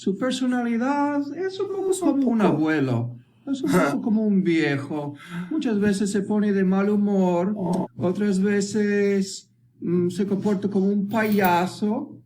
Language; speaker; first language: Spanish; early bilingual, heritage; English